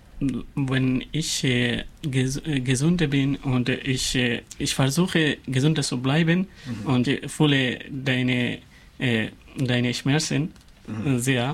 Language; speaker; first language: German; non-native, learner; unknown